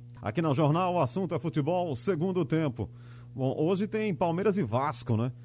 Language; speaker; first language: Portuguese; native; Portuguese